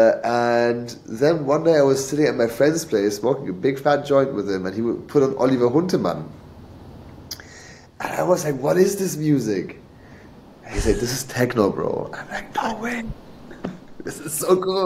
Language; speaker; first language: English; native; English